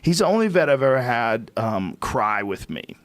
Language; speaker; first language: English; native; English